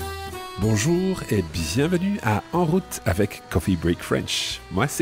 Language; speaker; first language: French; non-native, fluent; English